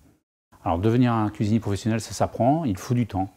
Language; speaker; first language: French; native; French